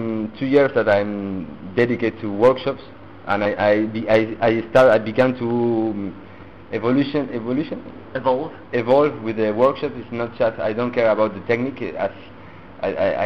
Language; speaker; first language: English; non-native, learner; Spanish